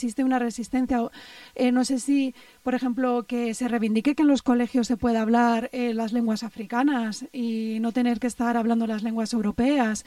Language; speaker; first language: Spanish; native; Spanish